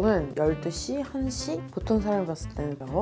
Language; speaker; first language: Korean; non-native, fluent; Georgian